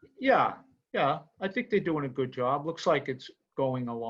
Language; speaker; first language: English; native; English